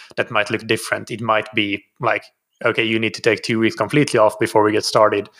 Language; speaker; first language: English; non-native, fluent; Finnish